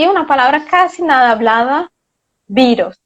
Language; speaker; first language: Spanish; non-native, fluent; Portuguese